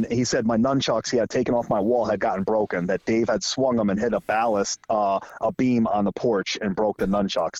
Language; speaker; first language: English; native; English